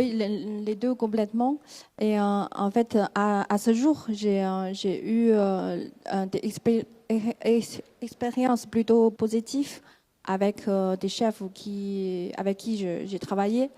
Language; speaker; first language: French; non-native, fluent; Chinese